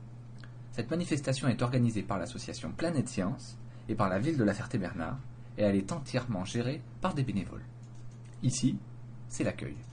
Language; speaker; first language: French; native; French